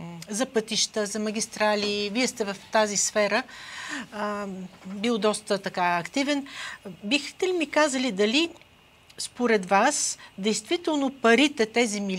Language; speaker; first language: Bulgarian; native; Bulgarian